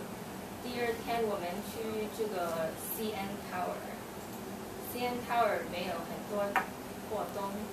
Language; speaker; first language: Chinese; non-native, learner; English